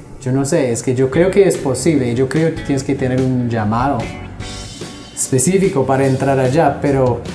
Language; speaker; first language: Spanish; non-native, fluent; English